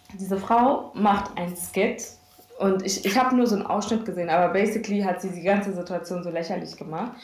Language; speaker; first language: German; early bilingual, other home language; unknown